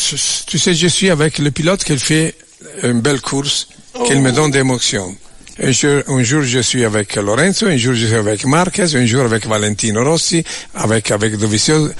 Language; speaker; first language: French; non-native, learner; Italian